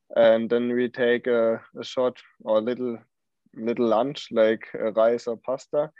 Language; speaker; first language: English; non-native, fluent; German